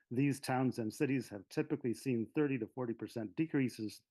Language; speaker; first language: English; native; English